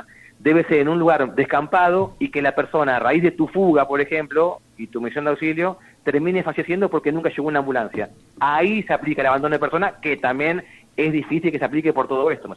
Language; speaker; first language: Spanish; native; Spanish